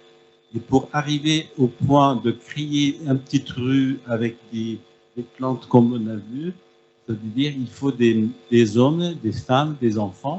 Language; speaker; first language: French; non-native, fluent; Arabic